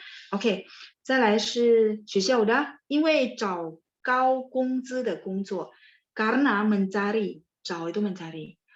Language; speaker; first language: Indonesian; native; Indonesian